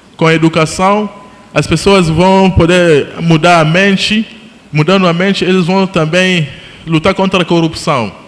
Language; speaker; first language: Portuguese; non-native, fluent; Lingala